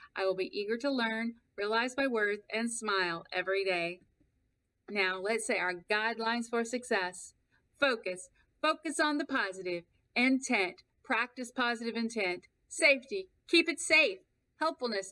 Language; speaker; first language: English; native; English